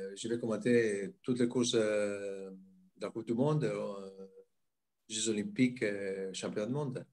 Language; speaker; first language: French; non-native, fluent; Italian